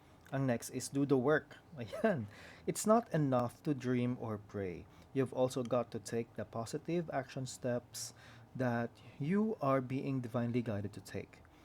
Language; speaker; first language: English; non-native, local second language; Filipino